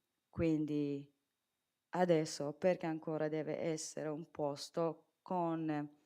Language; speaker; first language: Italian; non-native, fluent; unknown